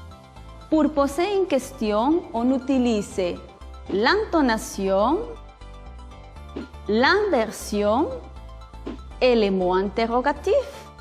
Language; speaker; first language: French; non-native, fluent; Spanish